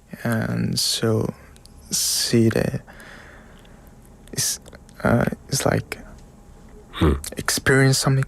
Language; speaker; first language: English; non-native, learner; Mongolian